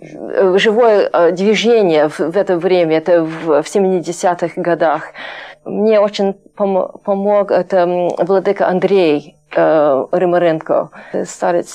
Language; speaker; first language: Russian; non-native, fluent; English